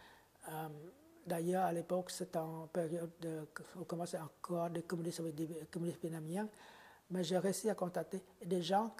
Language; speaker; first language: French; non-native, fluent; Khmer